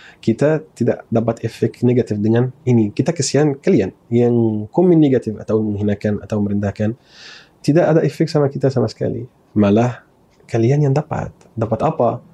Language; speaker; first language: Malay; non-native, fluent; Arabic